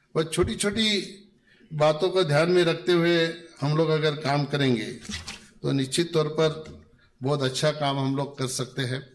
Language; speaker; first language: Hindi; non-native, local second language; Marathi